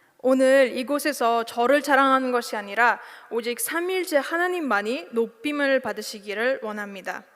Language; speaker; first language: Korean; non-native, fluent; Uzbek